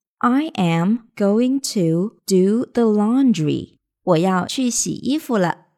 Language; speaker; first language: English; non-native, fluent; Chinese